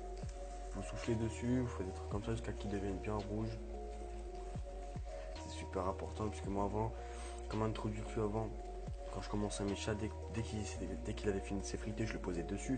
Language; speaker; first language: French; native; French